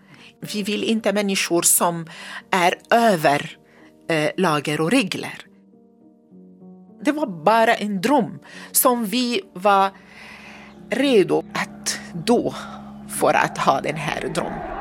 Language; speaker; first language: Swedish; non-native, learner; Arabic